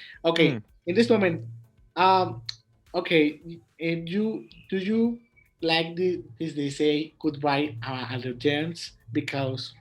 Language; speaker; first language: English; non-native, learner; Spanish